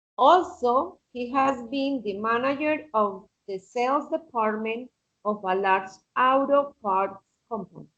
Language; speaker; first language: English; non-native, fluent; Spanish